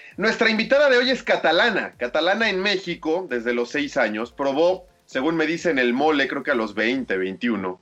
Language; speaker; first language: Spanish; native; Spanish